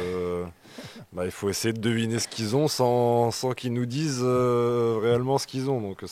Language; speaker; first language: French; native; French